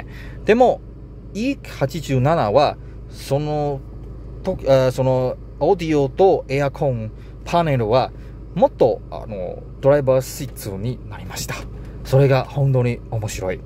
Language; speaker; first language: Japanese; non-native, learner; Chinese